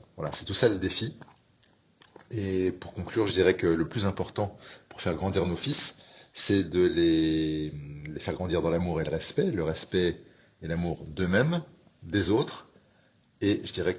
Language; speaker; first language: French; native; French